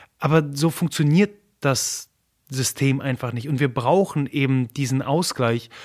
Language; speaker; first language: German; early bilingual, other home language; Polish